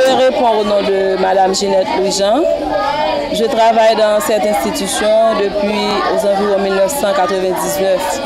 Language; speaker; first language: French; non-native, local second language; Haitian Creole